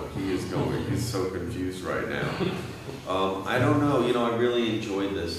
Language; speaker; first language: English; native; English